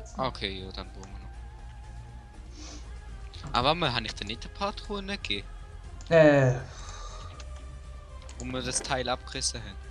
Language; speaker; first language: German; native; German